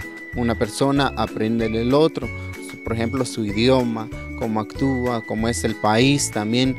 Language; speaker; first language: Spanish; non-native, local second language; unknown